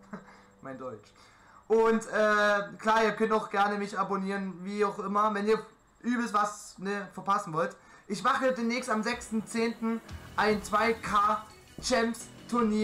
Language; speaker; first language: German; native; German